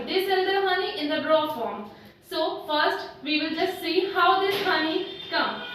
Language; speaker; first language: English; non-native, local second language; Hindi